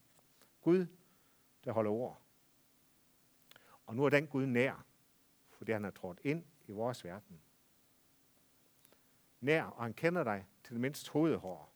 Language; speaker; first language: Danish; native; Danish